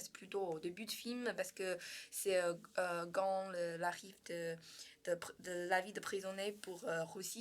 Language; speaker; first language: French; non-native, learner; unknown